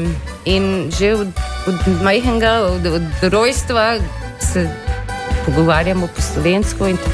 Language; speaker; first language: Slovenian; early bilingual, heritage; Slovenian